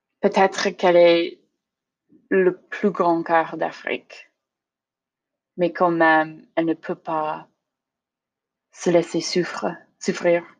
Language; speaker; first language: French; non-native, learner; English